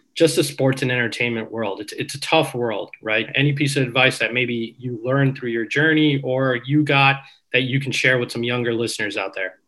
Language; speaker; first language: English; early bilingual, other home language; Hindi